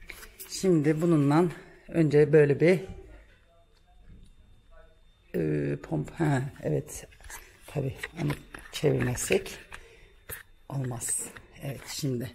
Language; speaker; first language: Turkish; early bilingual, heritage; Turkish